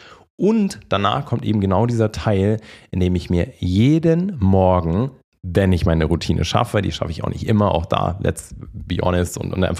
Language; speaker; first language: German; native; German